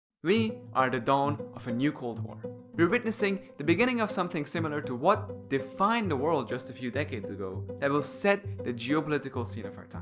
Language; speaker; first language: English; non-native, fluent; Persian